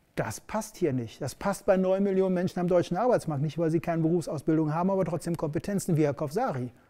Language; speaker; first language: German; native; German